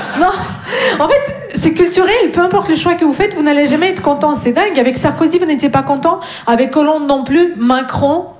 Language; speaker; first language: French; non-native, fluent; Russian